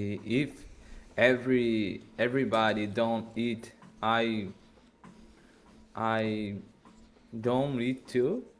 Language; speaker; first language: English; non-native, learner; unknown